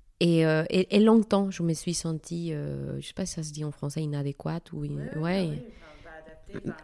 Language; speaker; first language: French; non-native, fluent; Spanish